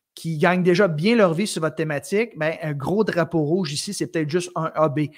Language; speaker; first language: French; native; French